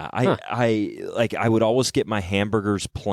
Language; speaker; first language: English; native; English